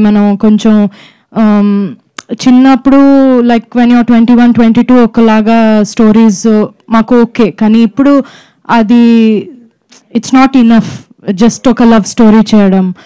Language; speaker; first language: Telugu; non-native, fluent; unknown